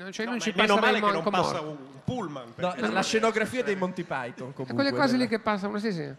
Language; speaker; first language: Italian; native; Italian